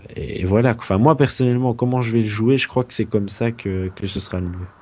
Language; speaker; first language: French; native; French